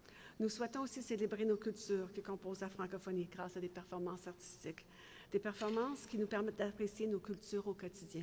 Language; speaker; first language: French; native; French